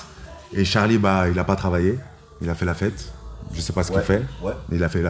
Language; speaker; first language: French; native; French